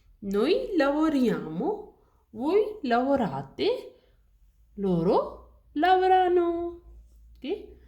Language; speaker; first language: Italian; non-native, learner; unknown